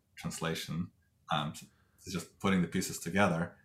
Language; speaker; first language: English; non-native, fluent; Russian